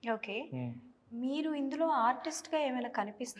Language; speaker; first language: Telugu; native; Telugu